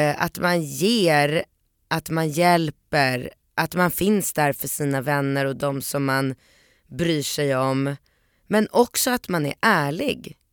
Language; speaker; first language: Swedish; early bilingual, other home language; Polish